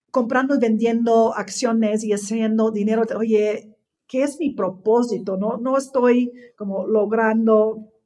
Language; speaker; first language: Spanish; non-native, fluent; English